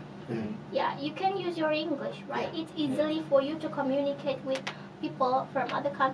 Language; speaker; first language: English; non-native, fluent; Indonesian